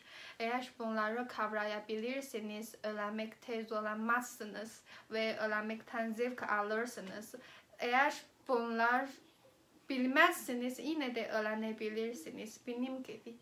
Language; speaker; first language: Turkish; non-native, learner; Chinese